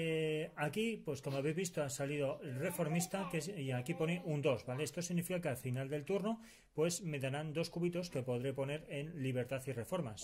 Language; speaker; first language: Spanish; native; Spanish